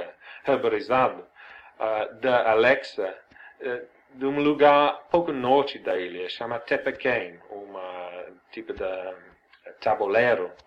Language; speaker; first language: Portuguese; non-native, fluent; English